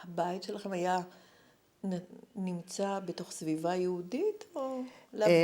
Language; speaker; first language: Hebrew; native; Hebrew